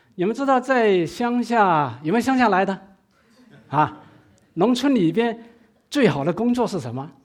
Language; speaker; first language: Chinese; non-native, local second language; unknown